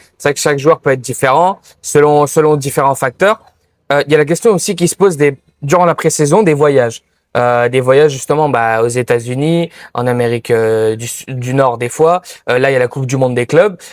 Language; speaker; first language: French; native; French